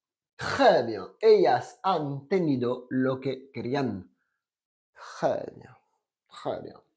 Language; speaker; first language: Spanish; non-native, fluent; French